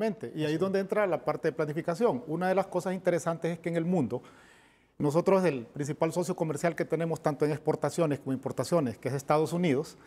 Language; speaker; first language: Spanish; native; Spanish